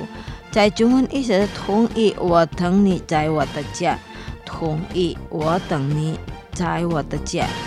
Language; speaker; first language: Chinese; non-native, fluent; Indonesian